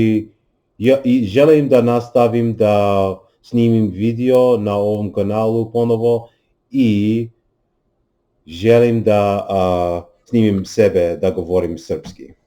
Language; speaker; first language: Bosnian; non-native, learner; English